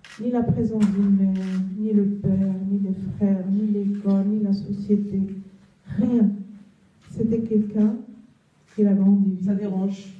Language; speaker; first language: French; non-native, local second language; Arabic